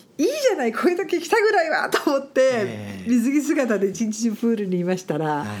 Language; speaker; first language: Japanese; non-native, fluent; English